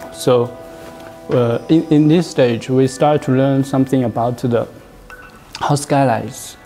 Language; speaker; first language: English; non-native, learner; Chinese